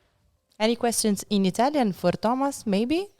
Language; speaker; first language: English; non-native, fluent; Italian